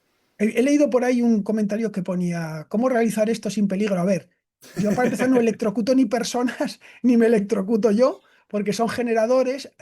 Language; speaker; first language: Spanish; native; Spanish